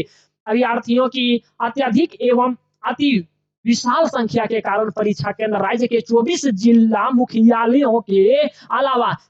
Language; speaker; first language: Hindi; native; Hindi